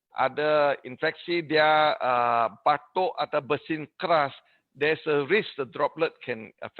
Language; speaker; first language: Indonesian; non-native, learner; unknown